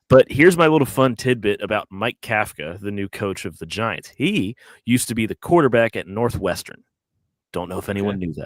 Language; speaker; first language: English; native; English